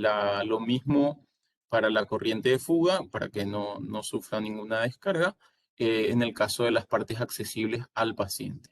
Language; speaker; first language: Spanish; native; Spanish